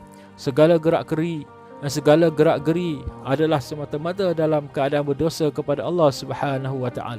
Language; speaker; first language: Malay; native; Malay